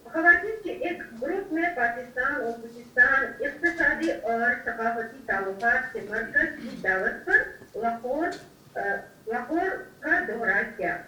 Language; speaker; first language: Hindi; non-native, fluent; Uzbek